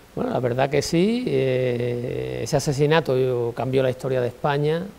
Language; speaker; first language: Spanish; native; Spanish